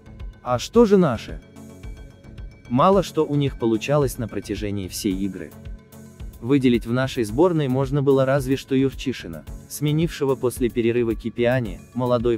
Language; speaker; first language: Russian; native; Russian